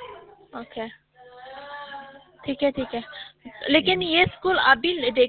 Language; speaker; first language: Urdu; native; Urdu